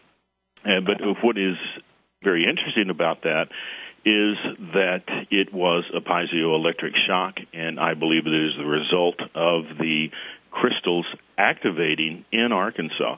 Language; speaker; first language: English; native; English